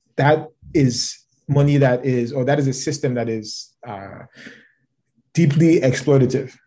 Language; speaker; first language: English; non-native, local second language; Yoruba